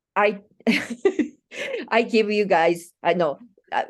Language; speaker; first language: English; non-native, fluent; Japanese